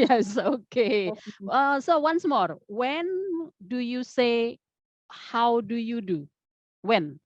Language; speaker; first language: English; non-native, fluent; Indonesian